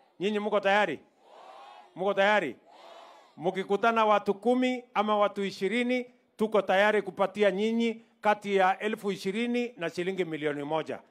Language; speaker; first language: Swahili; non-native, local second language; Kalenjin